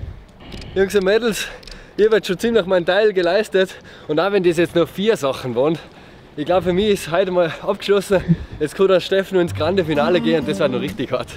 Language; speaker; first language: German; native; German